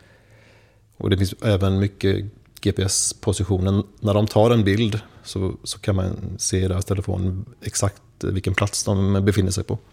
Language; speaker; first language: Swedish; native; Swedish